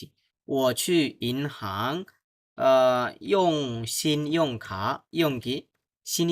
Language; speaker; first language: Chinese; non-native, fluent; Bangla